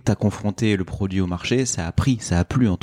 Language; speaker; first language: French; native; French